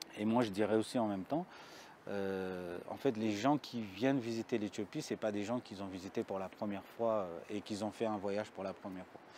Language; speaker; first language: French; early bilingual, other home language; Amharic